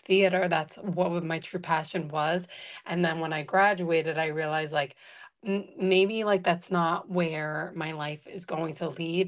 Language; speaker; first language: English; native; English